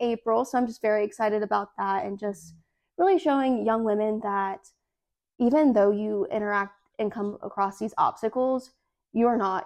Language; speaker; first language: English; native; English